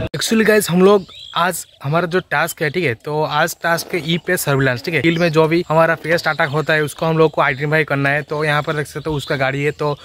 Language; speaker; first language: Hindi; non-native, local second language; Odia